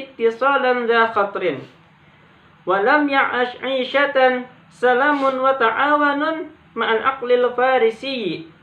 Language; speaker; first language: Arabic; non-native, learner; Indonesian